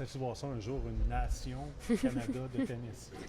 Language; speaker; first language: French; native; French